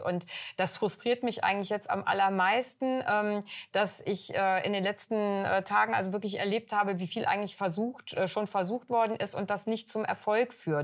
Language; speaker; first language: German; native; German